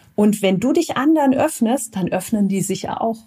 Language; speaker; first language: German; native; German